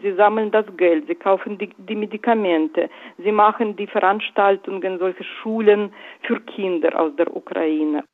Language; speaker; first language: German; non-native, fluent; Russian